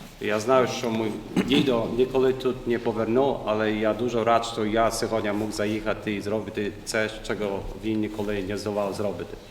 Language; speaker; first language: Ukrainian; early bilingual, heritage; English